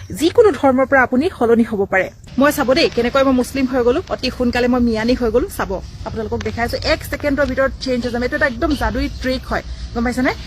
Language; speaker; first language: Assamese; non-native, local second language; Bodo